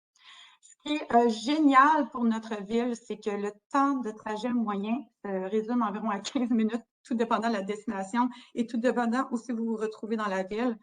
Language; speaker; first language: French; native; French